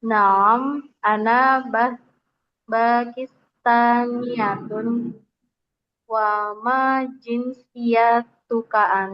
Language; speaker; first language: Arabic; non-native, learner; Indonesian